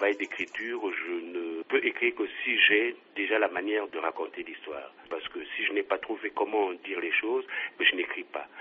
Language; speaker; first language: French; non-native, local second language; Kongo